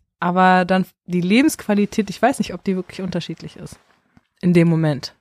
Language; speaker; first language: German; native; German